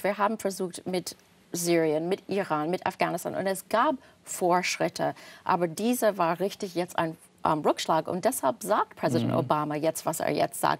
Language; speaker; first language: German; non-native, fluent; English